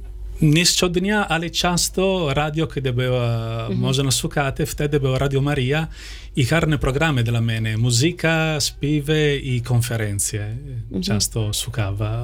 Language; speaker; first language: Ukrainian; non-native, learner; Italian